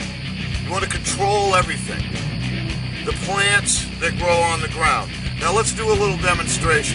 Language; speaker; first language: English; native; English